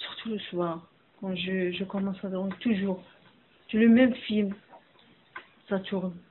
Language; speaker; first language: French; non-native, learner; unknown